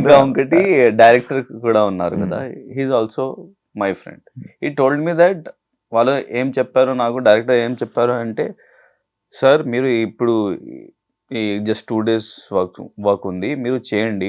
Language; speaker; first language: Telugu; non-native, learner; Hindi